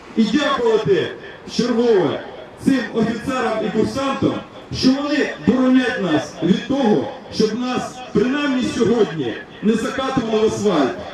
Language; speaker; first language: Ukrainian; native; Ukrainian